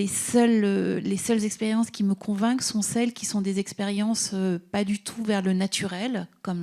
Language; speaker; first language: French; native; French